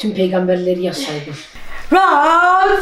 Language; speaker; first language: Dutch; early bilingual, other home language; Turkish